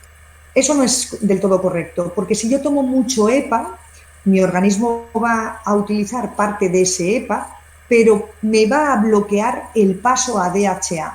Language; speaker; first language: Spanish; native; Spanish